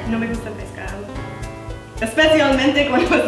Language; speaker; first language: Spanish; non-native, learner; English